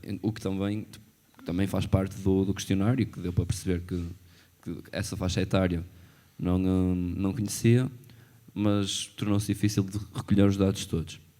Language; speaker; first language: Portuguese; native; Portuguese